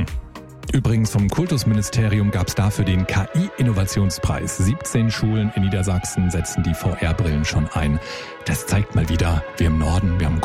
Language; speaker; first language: German; native; German